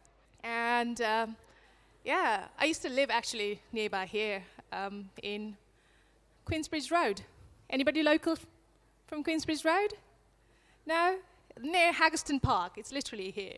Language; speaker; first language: English; non-native, local second language; Nepali